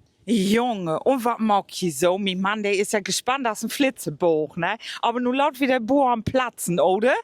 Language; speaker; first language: German; native; German